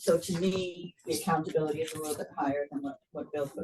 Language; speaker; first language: English; native; English